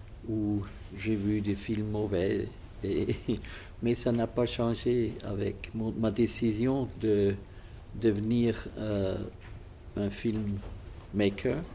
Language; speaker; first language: French; non-native, fluent; German